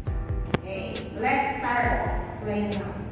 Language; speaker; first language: English; non-native, fluent; Indonesian